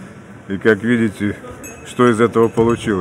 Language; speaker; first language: Russian; native; Russian